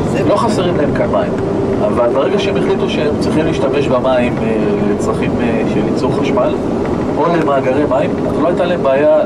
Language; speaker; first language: Hebrew; native; Hebrew